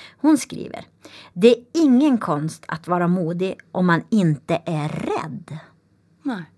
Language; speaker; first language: Swedish; native; Swedish